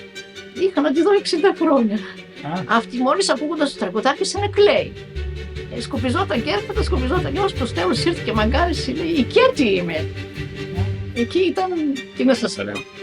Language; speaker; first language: Greek; native; Greek